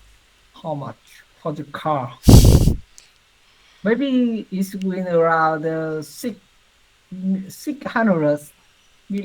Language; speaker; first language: English; non-native, learner; Vietnamese